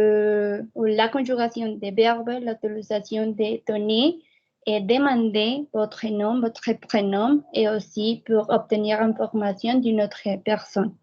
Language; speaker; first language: French; non-native, fluent; Spanish